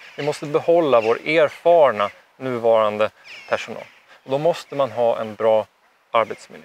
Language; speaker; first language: Swedish; native; Swedish